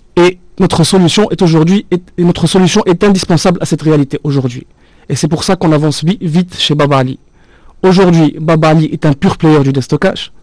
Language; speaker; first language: French; non-native, local second language; Arabic